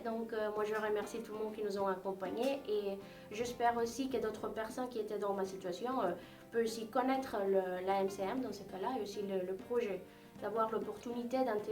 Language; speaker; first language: French; non-native, fluent; Spanish